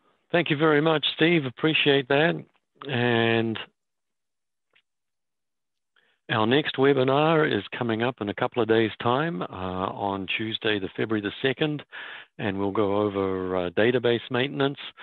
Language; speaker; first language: English; native; English